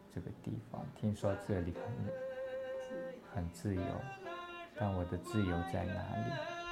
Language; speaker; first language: Chinese; non-native, local second language; Tibetan